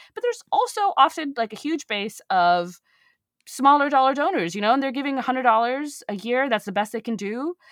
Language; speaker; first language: English; early bilingual, other home language; Urdu